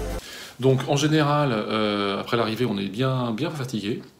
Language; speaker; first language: French; native; French